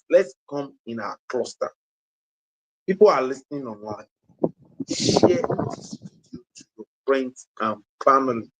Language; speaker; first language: English; non-native, local second language; Yoruba